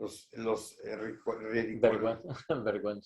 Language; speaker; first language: Spanish; native; Spanish